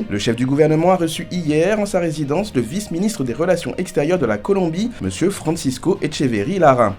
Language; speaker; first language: French; non-native, local second language; Haitian Creole